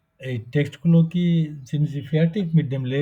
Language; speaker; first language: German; non-native, fluent; Bangla